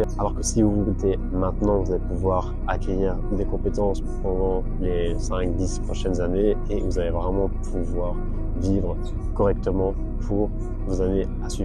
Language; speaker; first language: French; native; French